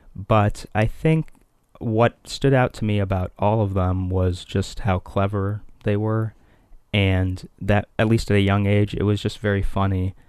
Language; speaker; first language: English; early bilingual, other home language; Hindi